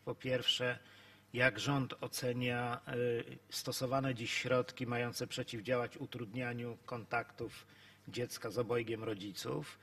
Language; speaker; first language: Polish; native; Polish